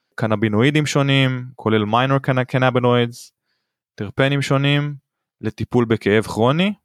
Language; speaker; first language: Hebrew; native; Hebrew